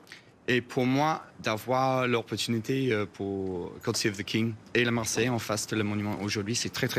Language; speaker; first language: French; non-native, fluent; English